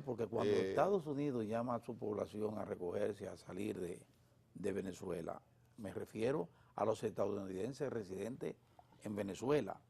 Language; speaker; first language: Spanish; native; Spanish